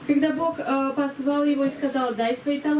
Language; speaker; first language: Russian; native; Russian